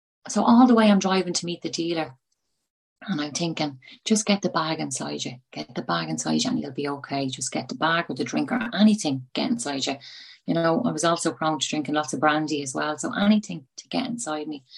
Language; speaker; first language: English; native; English